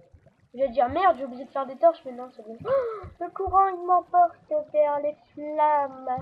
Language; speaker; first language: French; native; French